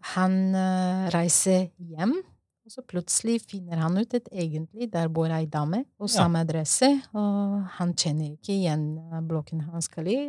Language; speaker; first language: Norwegian; non-native, fluent; Bulgarian